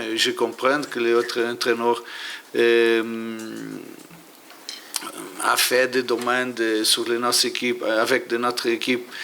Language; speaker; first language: French; non-native, learner; Portuguese